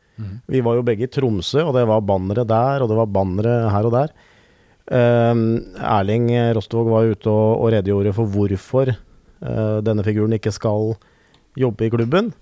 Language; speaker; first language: Norwegian; native; Norwegian